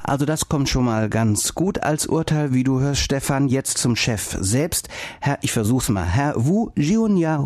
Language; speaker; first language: German; native; German